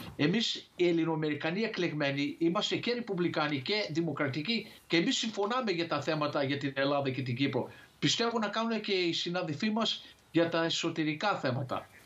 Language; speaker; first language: Greek; early bilingual, heritage; Greek